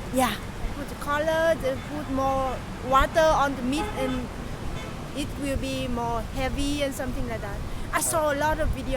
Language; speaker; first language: English; non-native, learner; Vietnamese